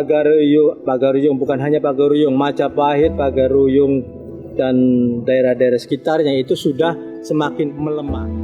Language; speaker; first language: Indonesian; native; Indonesian